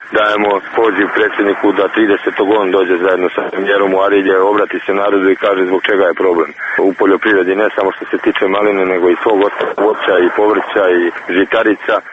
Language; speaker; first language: Serbian; native; Serbian